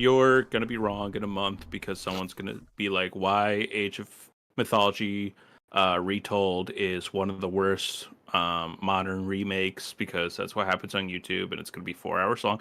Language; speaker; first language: English; native; English